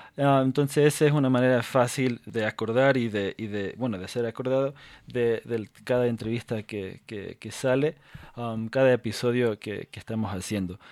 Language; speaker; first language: Spanish; non-native, fluent; English